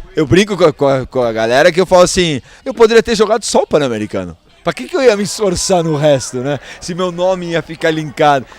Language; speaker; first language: Portuguese; early bilingual, other home language; Spanish